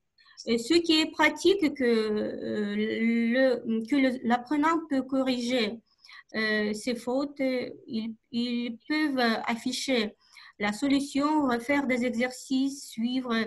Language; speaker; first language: French; non-native, fluent; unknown